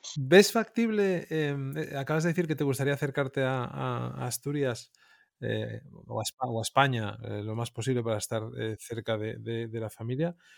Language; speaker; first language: Spanish; native; Spanish